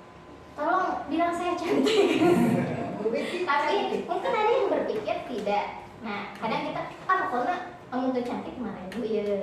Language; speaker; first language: Indonesian; native; Indonesian